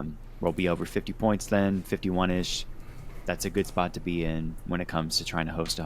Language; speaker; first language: English; native; English